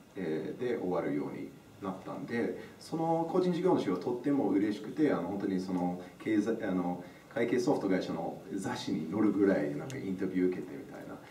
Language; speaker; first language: Japanese; non-native, fluent; English